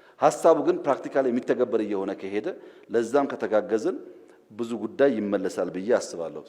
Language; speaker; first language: Amharic; non-native, local second language; Oromo